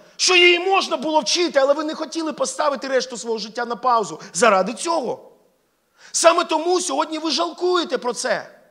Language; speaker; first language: Ukrainian; non-native, local second language; Russian